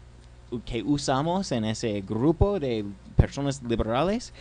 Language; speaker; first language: Spanish; non-native, learner; English